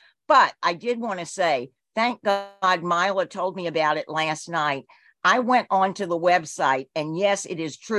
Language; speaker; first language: English; native; English